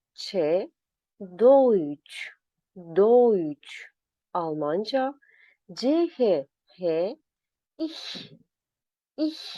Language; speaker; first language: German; non-native, fluent; Turkish